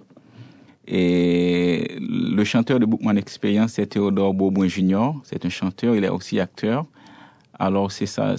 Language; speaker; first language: French; non-native, local second language; Haitian Creole